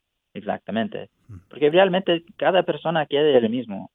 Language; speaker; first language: Spanish; non-native, fluent; English